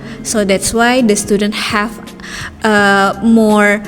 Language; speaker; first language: English; non-native, learner; Indonesian